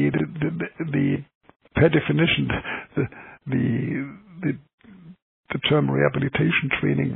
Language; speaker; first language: English; non-native, fluent; German